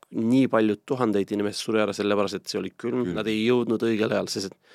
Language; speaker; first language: Estonian; non-native, fluent; Turkish